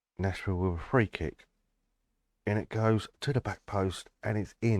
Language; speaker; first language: English; native; English